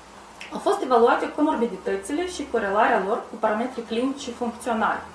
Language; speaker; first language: Romanian; native; Romanian